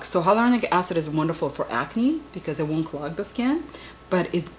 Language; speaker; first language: English; non-native, fluent; Russian